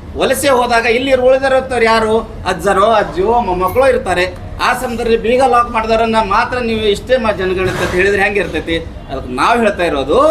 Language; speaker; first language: Kannada; non-native, local second language; Lambadi